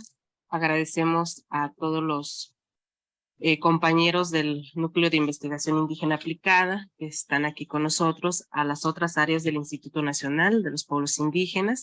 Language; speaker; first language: Spanish; native; Spanish